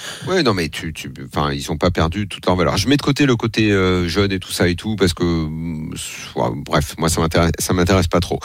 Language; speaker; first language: French; native; French